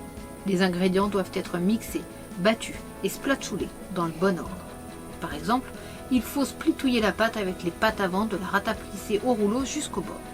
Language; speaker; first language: French; native; French